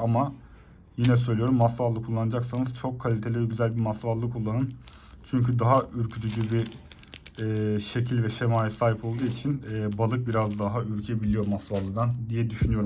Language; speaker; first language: Turkish; native; Turkish